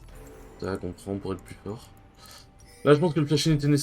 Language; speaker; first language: French; native; French